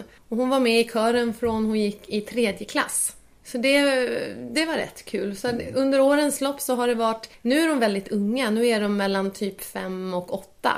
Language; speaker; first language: Swedish; native; Swedish